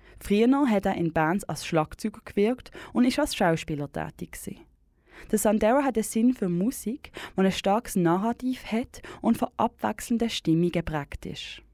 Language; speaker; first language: German; native; German